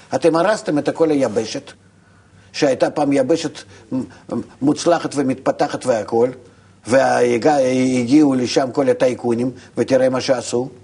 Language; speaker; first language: Hebrew; non-native, fluent; Russian